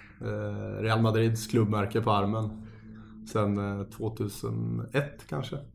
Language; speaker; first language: Swedish; native; Swedish